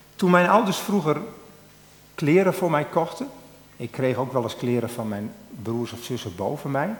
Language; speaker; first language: Dutch; native; Dutch